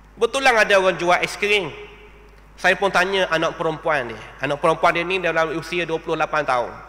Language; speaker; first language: Malay; native; Malay